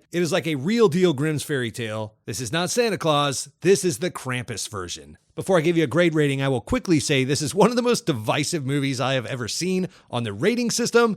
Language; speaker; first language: English; native; English